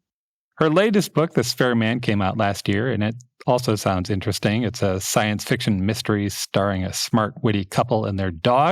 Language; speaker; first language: English; native; English